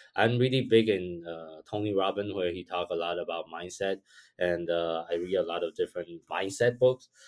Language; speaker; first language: English; non-native, fluent; Chinese